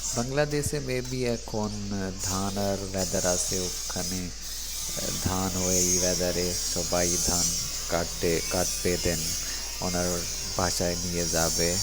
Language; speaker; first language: Bangla; non-native, learner; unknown